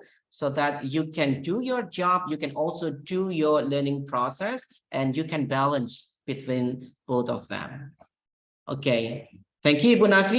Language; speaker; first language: English; non-native, fluent; Indonesian